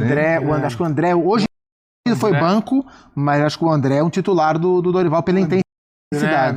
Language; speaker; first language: Portuguese; native; Portuguese